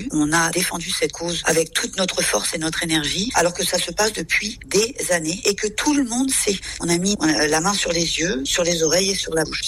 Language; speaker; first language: French; native; French